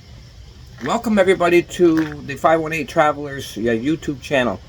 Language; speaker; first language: English; native; English